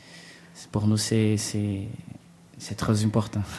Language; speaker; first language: French; non-native, learner; Portuguese